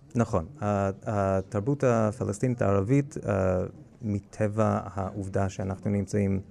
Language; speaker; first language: Hebrew; non-native, fluent; English